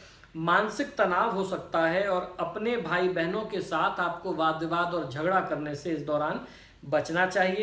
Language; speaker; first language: Hindi; native; Hindi